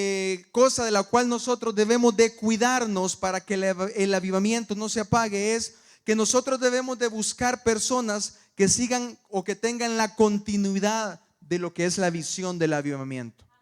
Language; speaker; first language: Spanish; native; Spanish